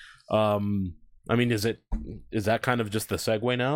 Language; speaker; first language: English; native; English